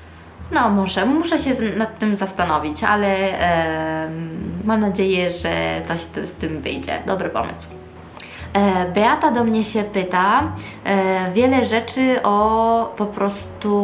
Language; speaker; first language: Polish; early bilingual, heritage; Polish